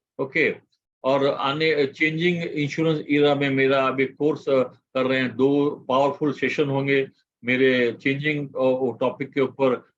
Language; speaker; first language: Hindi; non-native, local second language; Gujarati